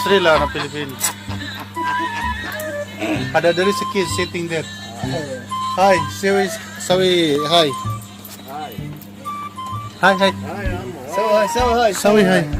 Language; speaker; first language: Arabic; non-native, learner; Filipino